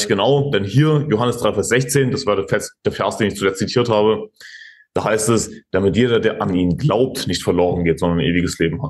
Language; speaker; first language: German; native; German